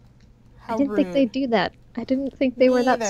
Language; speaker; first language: English; native; English